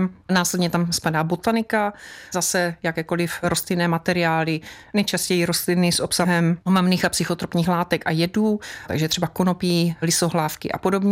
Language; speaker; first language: Czech; native; Czech